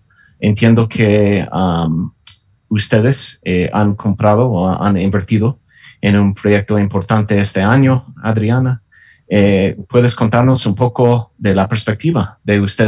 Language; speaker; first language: Spanish; non-native, fluent; English